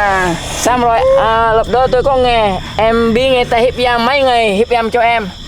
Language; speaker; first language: Vietnamese; non-native, learner; Indonesian